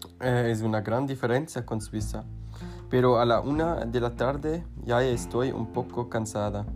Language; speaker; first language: Spanish; non-native, learner; German